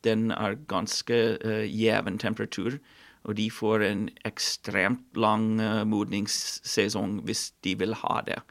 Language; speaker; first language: Norwegian; non-native, fluent; English